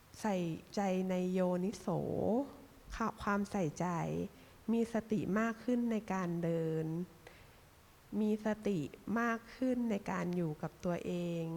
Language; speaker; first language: Thai; native; Thai